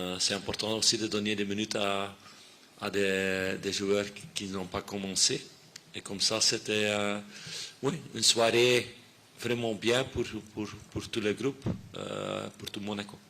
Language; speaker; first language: French; non-native, fluent; Dutch